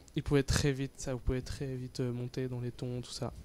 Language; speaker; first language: French; native; French